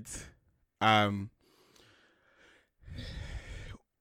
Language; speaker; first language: English; non-native, local second language; Yoruba